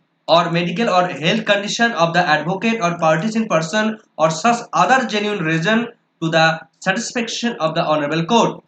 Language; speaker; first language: English; non-native, local second language; Bangla